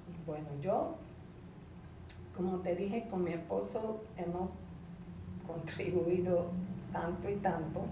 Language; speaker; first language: Spanish; early bilingual, heritage; Spanish